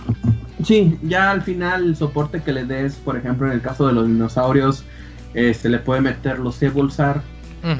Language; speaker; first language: Spanish; native; Spanish